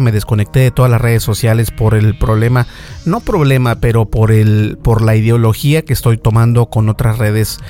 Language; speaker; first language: Spanish; native; Spanish